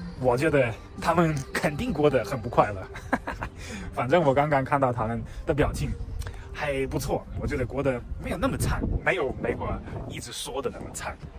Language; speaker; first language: Chinese; non-native, fluent; German